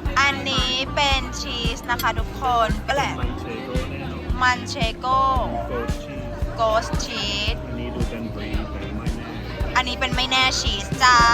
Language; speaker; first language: Thai; native; Thai